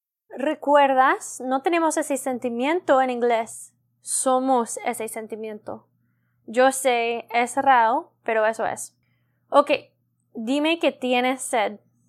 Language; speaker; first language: Spanish; non-native, learner; English